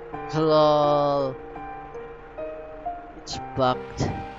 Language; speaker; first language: English; non-native, learner; Indonesian